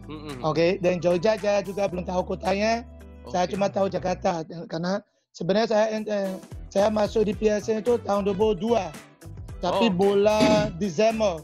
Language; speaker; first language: Indonesian; non-native, fluent; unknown